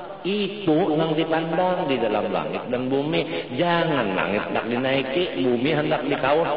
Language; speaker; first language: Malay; non-native, local second language; Banjar